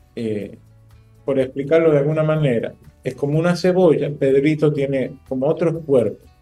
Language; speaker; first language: Spanish; native; Spanish